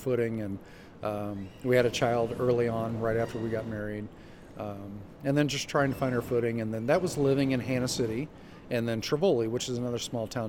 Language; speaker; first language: English; native; English